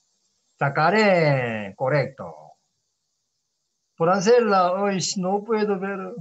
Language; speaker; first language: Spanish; non-native, learner; Korean